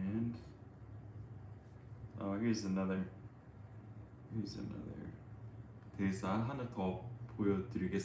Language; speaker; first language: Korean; non-native, fluent; English